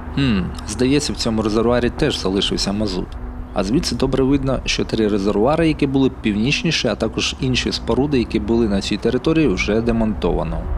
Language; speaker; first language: Ukrainian; non-native, local second language; Russian